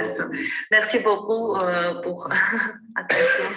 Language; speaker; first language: French; non-native, learner; Armenian